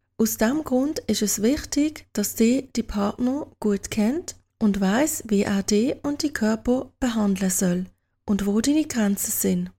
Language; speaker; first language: German; native; German